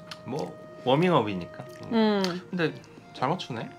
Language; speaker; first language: Korean; native; Korean